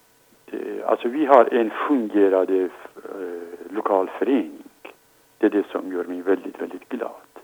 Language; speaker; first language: Swedish; non-native, fluent; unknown